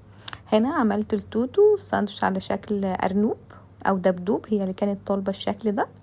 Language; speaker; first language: Arabic; native; Arabic